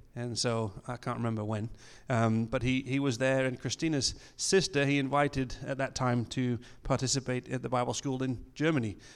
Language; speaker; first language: English; native; English